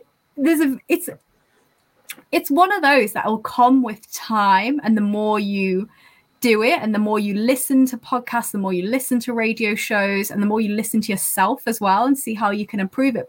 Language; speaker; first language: English; native; English